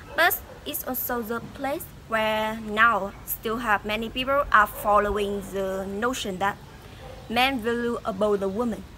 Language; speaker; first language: English; non-native, fluent; Vietnamese